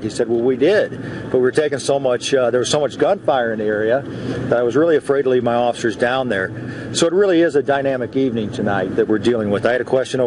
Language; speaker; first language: English; native; English